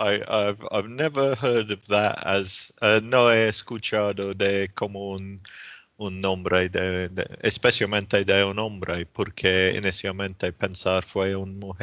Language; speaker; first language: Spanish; non-native, learner; English